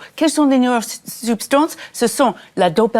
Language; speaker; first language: French; non-native, fluent; English